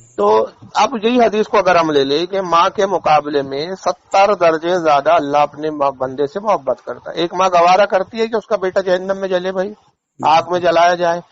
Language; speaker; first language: Urdu; native; Urdu